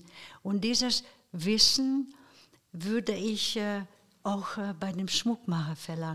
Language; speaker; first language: German; non-native, fluent; Hungarian